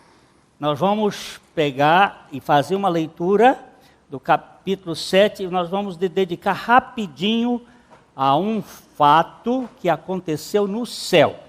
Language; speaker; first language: Portuguese; native; Portuguese